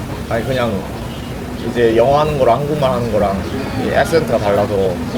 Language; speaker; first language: Korean; native; Korean